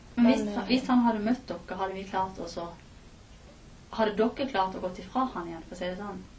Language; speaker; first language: Norwegian; native; Norwegian